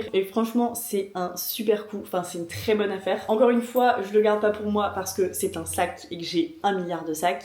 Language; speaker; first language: French; native; French